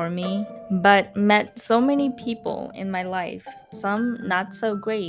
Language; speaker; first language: English; early bilingual, other home language; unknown